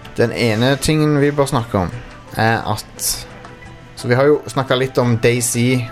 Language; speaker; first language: Norwegian; native; Norwegian